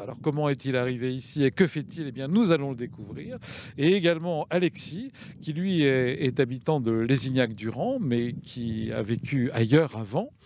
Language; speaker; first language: French; native; French